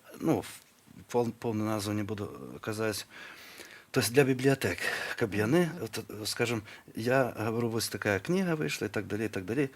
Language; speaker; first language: Belarusian; native; Belarusian